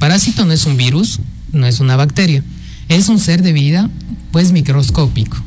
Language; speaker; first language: Spanish; native; Spanish